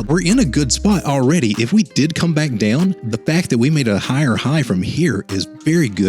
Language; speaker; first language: English; native; English